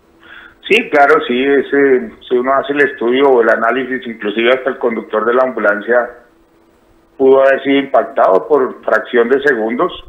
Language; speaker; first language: Spanish; native; Spanish